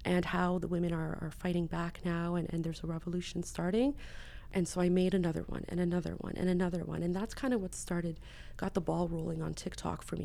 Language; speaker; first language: English; native; English